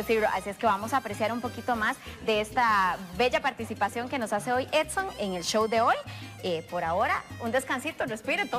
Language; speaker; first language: Spanish; native; Spanish